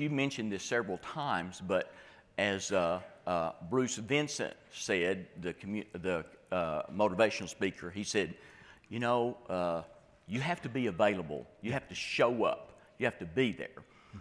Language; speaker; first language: English; native; English